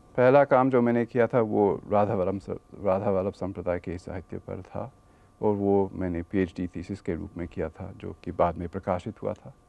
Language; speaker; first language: Hindi; non-native, fluent; English